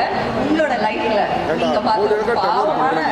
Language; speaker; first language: Tamil; native; Tamil